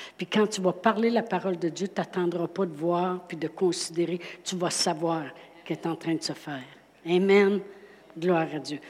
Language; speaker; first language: French; native; French